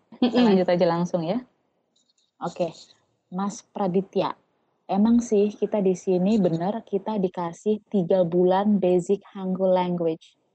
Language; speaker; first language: Indonesian; non-native, local second language; Tetum